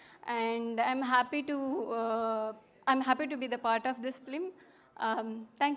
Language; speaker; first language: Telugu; non-native, learner; Tamil